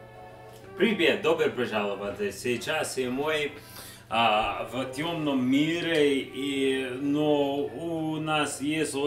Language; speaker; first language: Russian; non-native, learner; English